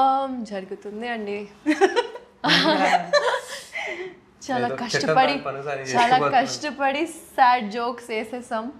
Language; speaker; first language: Telugu; non-native, local second language; Urdu